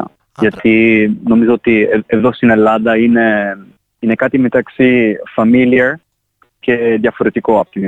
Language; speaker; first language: Greek; non-native, fluent; Italian